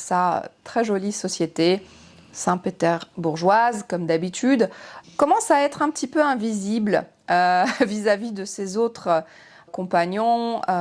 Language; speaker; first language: French; native; French